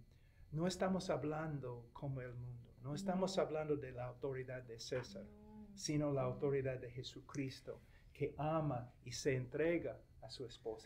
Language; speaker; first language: Spanish; non-native, fluent; English